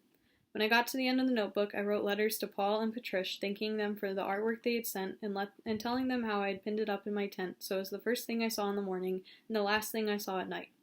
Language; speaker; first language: English; native; English